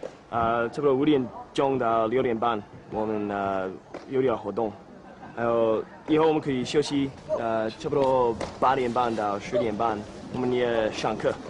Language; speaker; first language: Chinese; non-native, learner; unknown